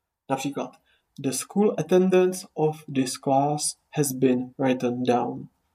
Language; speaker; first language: English; non-native, fluent; Czech